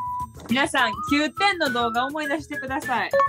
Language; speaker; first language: Japanese; native; Japanese